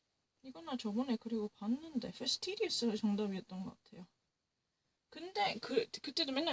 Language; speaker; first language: Korean; early bilingual, heritage; English